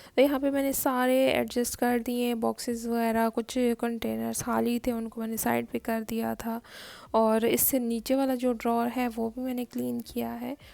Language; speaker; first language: Urdu; native; Urdu